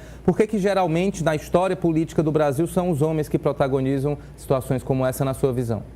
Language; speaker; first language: Portuguese; native; Portuguese